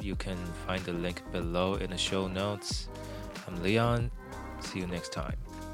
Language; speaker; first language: English; non-native, fluent; Chinese